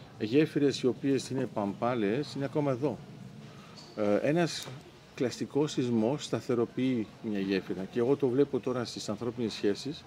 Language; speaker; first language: Greek; early bilingual, heritage; Greek